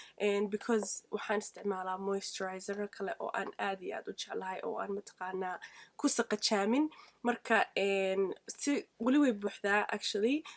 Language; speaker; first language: Somali; early bilingual, heritage; Somali